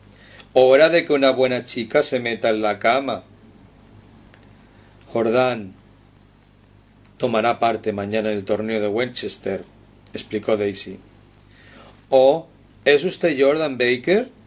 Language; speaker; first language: Spanish; native; Spanish